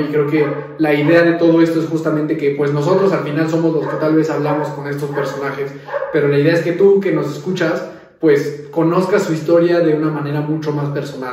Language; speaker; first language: Spanish; native; Spanish